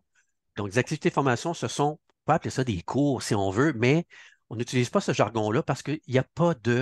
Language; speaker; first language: French; native; French